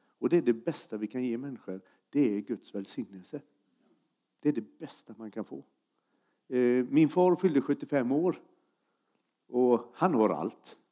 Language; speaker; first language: Swedish; native; Swedish